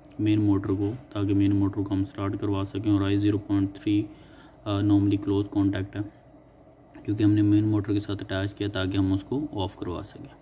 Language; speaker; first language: Urdu; native; Urdu